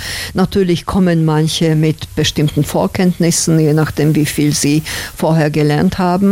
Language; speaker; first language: German; non-native, fluent; Slovak